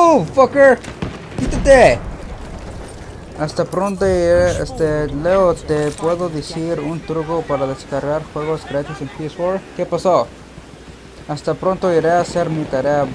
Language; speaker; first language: Spanish; early bilingual, heritage; Spanish